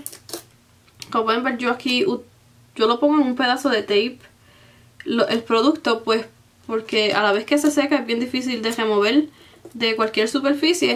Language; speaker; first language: Spanish; early bilingual, heritage; Spanish